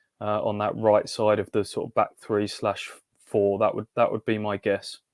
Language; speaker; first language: English; native; English